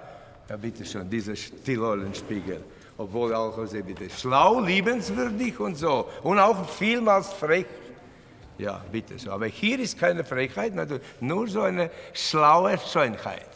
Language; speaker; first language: German; non-native, learner; Latvian